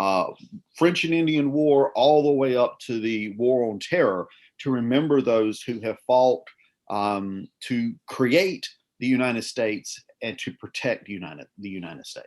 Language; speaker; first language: English; native; English